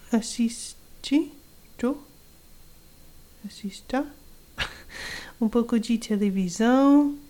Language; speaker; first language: Portuguese; non-native, learner; English